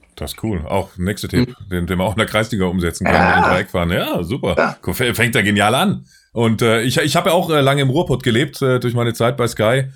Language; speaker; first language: German; native; German